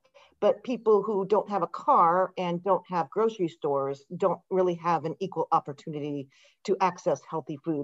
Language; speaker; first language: English; native; English